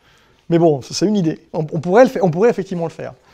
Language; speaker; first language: French; native; French